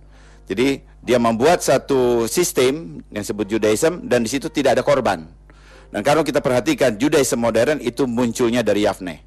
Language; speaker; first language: Indonesian; native; Indonesian